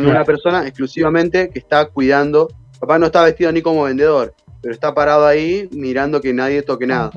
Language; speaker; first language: Spanish; native; Spanish